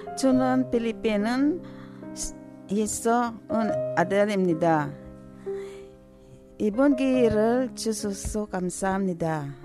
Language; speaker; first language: Korean; non-native, learner; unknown